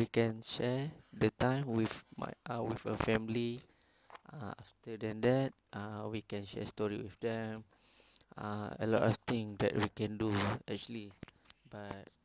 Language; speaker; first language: English; non-native, learner; Malay